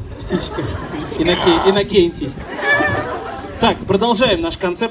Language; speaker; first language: Russian; native; Russian